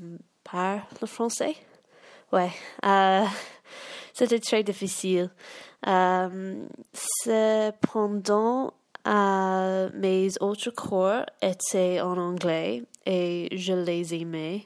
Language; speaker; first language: French; non-native, learner; English